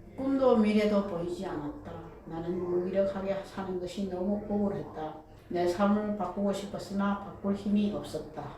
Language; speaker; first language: Korean; early bilingual, heritage; Korean